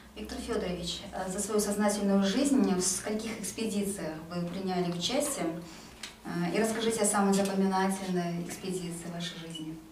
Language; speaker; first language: Russian; non-native, local second language; Kazakh